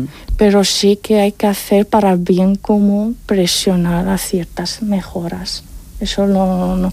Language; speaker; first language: Spanish; non-native, fluent; Arabic